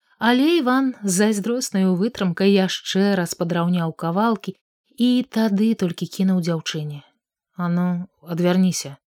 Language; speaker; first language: Belarusian; native; Belarusian